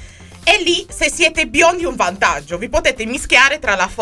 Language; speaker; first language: Italian; native; Italian